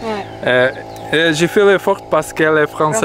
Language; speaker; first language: French; non-native, learner; Portuguese